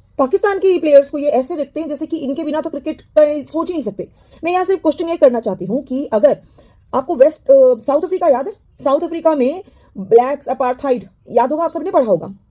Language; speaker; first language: Hindi; native; Hindi